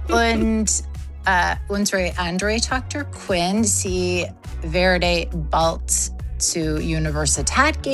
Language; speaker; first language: German; non-native, learner; English